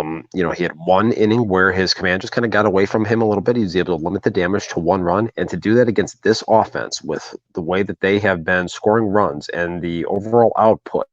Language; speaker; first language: English; native; English